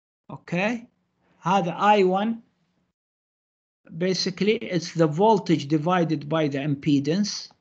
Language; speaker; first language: English; non-native, fluent; Arabic